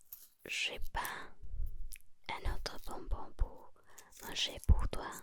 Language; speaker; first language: French; non-native, learner; Spanish